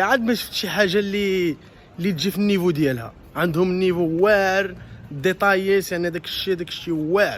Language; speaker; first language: Arabic; native; Arabic